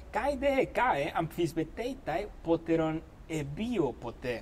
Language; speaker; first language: Greek; non-native, fluent; Spanish